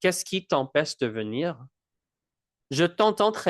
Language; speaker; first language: French; non-native, local second language; English